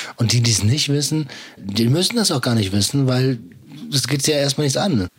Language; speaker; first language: German; native; German